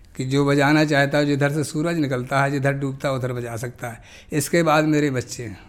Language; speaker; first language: Hindi; native; Hindi